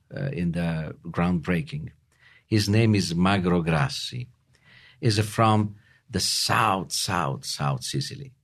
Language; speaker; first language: English; non-native, learner; Italian